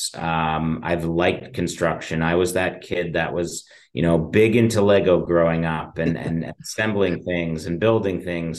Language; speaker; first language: English; native; English